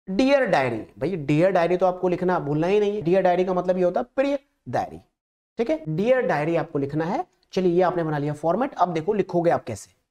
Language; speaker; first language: Hindi; native; Hindi